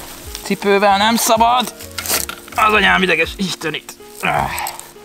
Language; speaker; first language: Hungarian; native; Hungarian